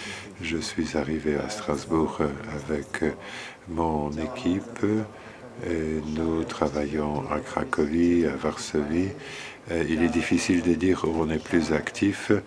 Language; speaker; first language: French; non-native, fluent; Polish